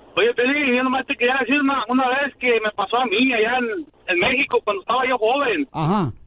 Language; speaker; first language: Spanish; native; Spanish